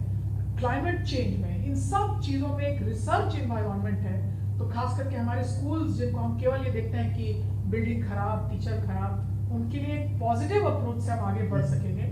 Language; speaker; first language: Hindi; native; Hindi